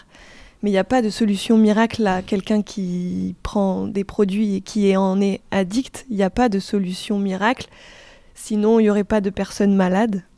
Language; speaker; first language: French; native; French